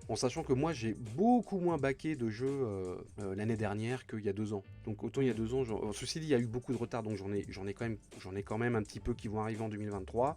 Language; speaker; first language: French; native; French